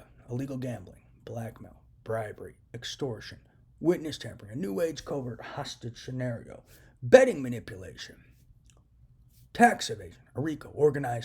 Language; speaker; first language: English; native; English